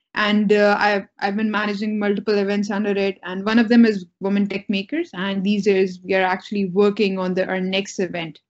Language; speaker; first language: English; non-native, local second language; Urdu